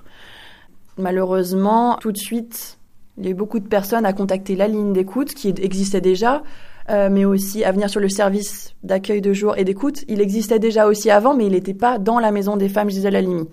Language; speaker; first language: French; native; French